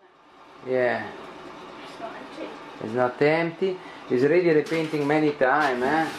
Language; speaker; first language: English; non-native, learner; Italian